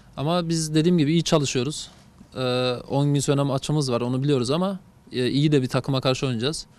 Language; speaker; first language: Turkish; early bilingual, heritage; Turkish